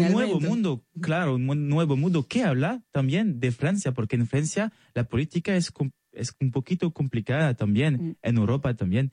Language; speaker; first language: Spanish; non-native, learner; French